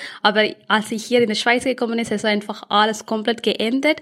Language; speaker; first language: German; early bilingual, other home language; Tamil